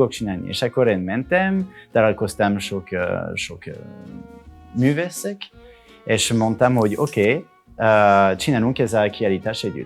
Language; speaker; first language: Hungarian; non-native, learner; French